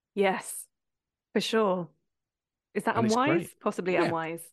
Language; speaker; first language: English; native; English